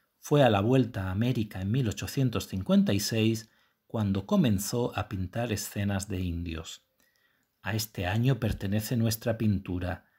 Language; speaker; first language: Spanish; native; Spanish